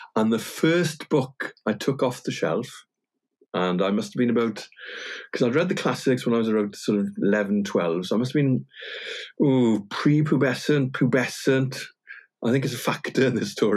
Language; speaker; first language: English; non-native, local second language; Welsh